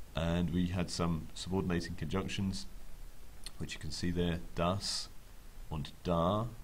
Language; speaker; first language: English; native; English